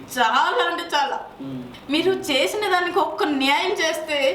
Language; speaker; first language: Telugu; non-native, local second language; Odia